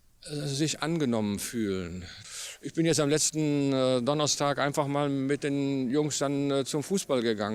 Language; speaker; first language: German; native; German